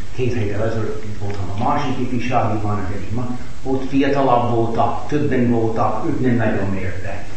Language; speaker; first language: Hungarian; non-native, fluent; English